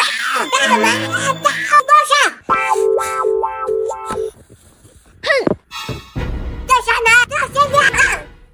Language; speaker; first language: Chinese; native; Chinese